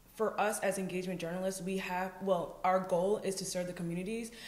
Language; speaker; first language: English; native; English